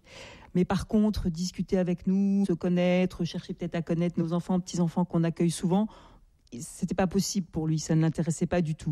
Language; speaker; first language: French; native; French